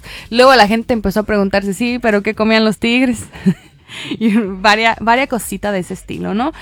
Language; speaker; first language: Spanish; native; Spanish